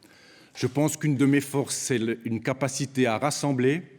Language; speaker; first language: French; native; French